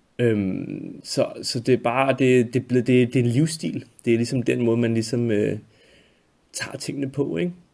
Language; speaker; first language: Danish; native; Danish